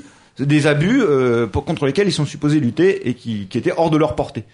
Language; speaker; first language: French; native; French